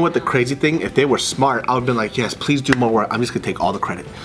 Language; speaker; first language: English; native; English